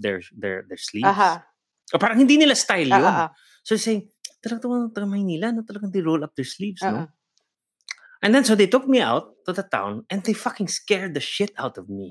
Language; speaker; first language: English; non-native, local second language; Cebuano